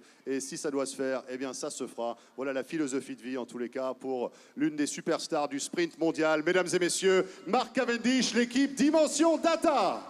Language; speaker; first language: French; native; French